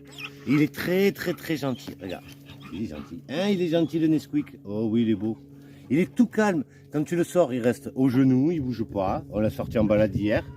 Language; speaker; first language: French; native; French